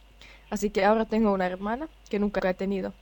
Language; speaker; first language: Spanish; non-native, fluent; Finnish